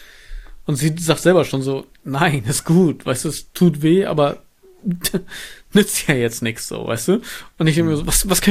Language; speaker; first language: German; native; German